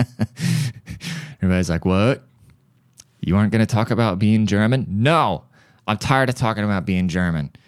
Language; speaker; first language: English; early bilingual, other home language; German